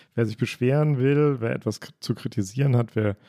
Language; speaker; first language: German; native; German